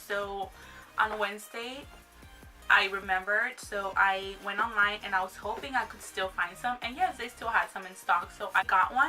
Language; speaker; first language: English; native; English